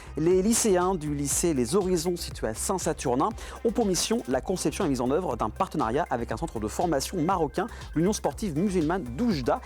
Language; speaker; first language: French; native; French